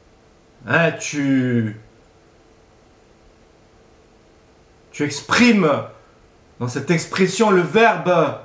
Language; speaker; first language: French; native; French